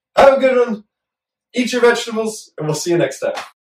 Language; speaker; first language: English; native; English